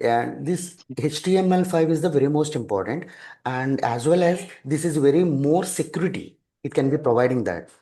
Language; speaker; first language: English; non-native, local second language; Telugu